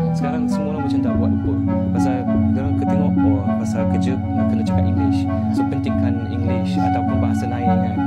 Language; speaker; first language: Malay; native; Malay